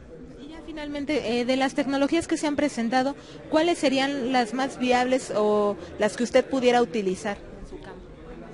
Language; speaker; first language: Spanish; native; Spanish